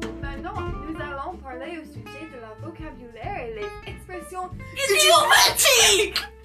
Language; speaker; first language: French; non-native, learner; English